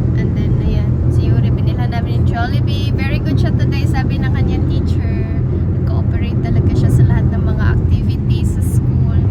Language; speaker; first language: Filipino; non-native, local second language; Cebuano